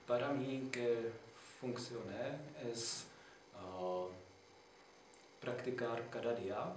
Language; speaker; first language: Spanish; non-native, learner; Czech